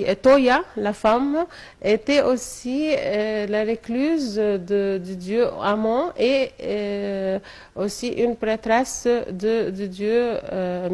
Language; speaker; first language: French; non-native, fluent; Arabic